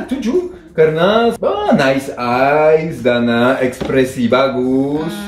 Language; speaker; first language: Indonesian; non-native, fluent; French